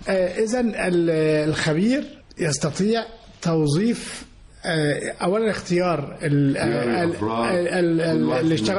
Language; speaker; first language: Arabic; native; Arabic